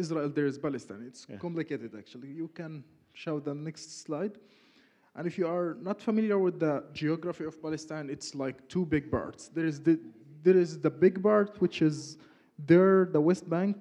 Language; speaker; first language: English; non-native, fluent; Arabic